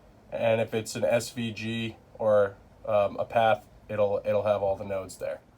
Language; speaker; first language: English; native; English